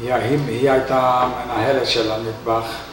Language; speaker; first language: Hebrew; non-native, fluent; Hungarian